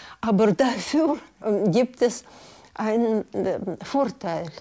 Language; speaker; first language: German; non-native, learner; Russian